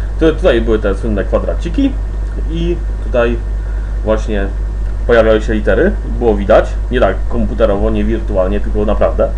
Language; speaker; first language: Polish; native; Polish